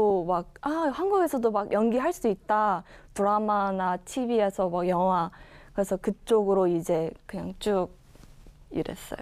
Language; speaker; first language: Korean; early bilingual, other home language; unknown